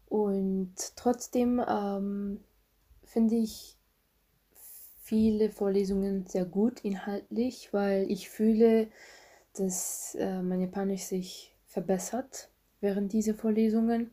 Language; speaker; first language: German; non-native, fluent; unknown